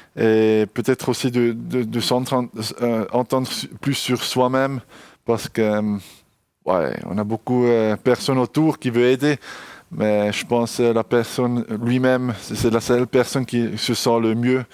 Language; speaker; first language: French; non-native, local second language; German